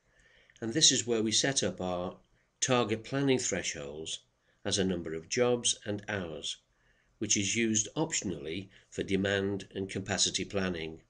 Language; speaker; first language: English; native; English